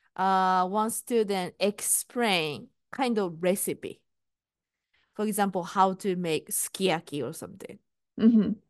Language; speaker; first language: English; non-native, fluent; Japanese